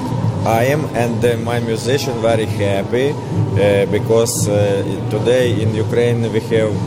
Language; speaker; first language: English; non-native, learner; Ukrainian